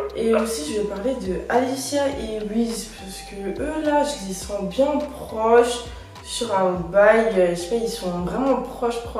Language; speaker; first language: French; native; French